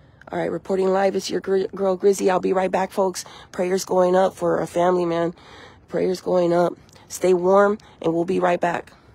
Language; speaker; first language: English; early bilingual, other home language; Spanish